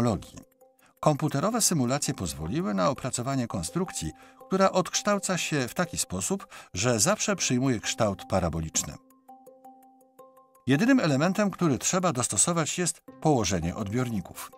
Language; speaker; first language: Polish; native; Polish